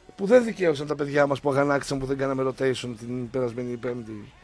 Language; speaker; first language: Greek; native; Greek